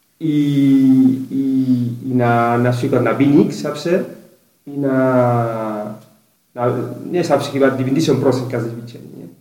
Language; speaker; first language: Polish; non-native, learner; Spanish